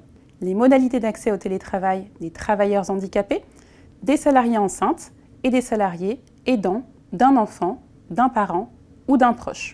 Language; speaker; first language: French; native; French